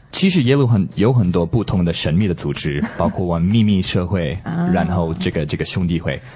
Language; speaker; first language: Chinese; non-native, fluent; English